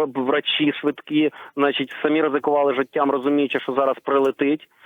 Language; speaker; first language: Ukrainian; native; Ukrainian